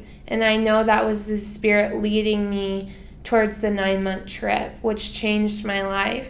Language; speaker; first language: English; native; English